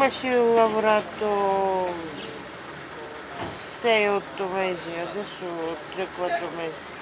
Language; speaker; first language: Italian; non-native, learner; Bulgarian